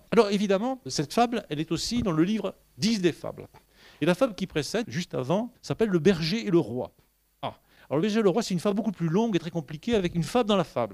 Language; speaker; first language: French; native; French